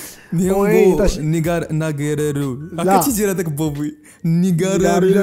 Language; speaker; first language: Japanese; non-native, learner; Arabic